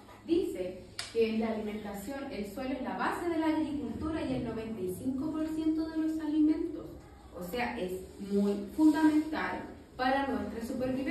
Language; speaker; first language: Spanish; native; Spanish